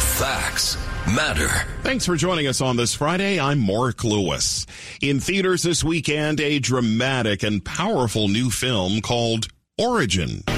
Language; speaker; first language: English; native; English